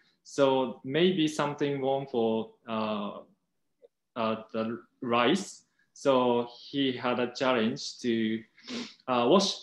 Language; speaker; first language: English; non-native, fluent; Japanese